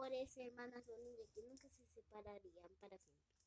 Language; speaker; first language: Spanish; native; Spanish